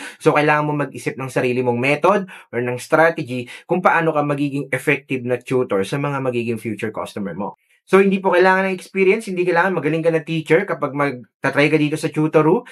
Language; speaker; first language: Filipino; native; Filipino